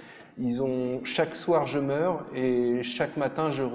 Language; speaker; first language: French; native; French